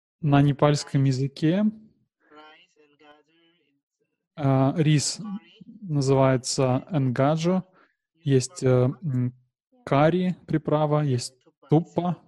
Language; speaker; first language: Russian; non-native, learner; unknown